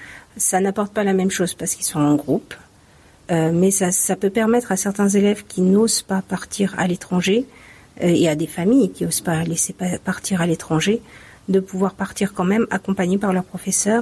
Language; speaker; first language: French; native; French